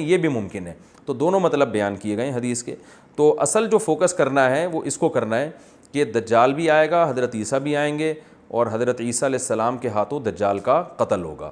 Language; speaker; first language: Urdu; native; Urdu